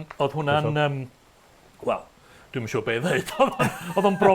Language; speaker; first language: Welsh; native; Welsh